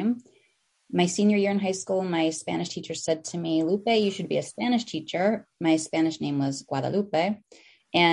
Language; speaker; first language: English; early bilingual, other home language; Filipino